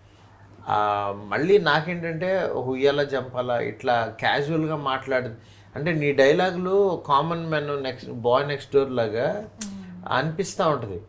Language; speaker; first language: Telugu; native; Telugu